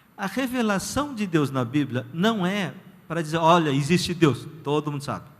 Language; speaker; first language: Portuguese; early bilingual, other home language; Korean